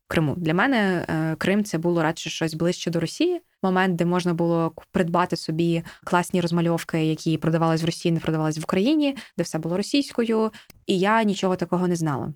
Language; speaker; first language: Ukrainian; native; Ukrainian